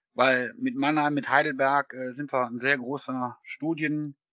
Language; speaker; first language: German; native; German